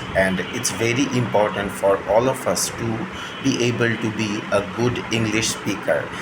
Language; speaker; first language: English; non-native, local second language; Bangla